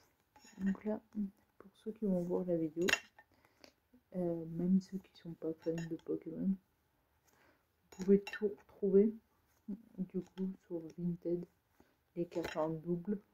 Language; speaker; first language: French; native; French